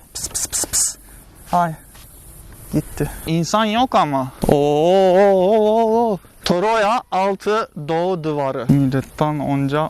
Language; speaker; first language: Turkish; non-native, fluent; Japanese